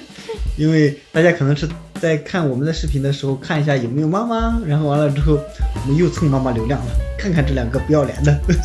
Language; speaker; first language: Chinese; native; Chinese